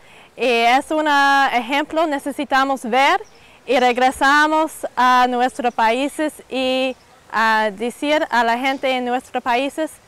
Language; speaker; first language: Spanish; non-native, learner; English